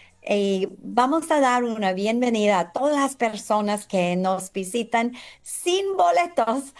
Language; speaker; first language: Spanish; early bilingual, heritage; English